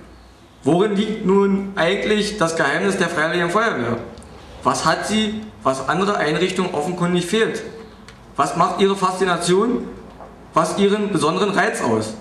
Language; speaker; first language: German; native; German